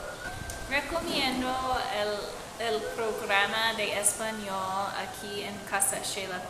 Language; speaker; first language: Spanish; non-native, learner; English